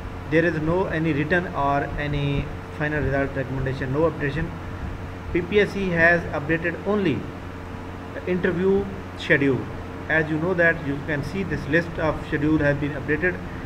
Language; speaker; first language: English; non-native, local second language; Urdu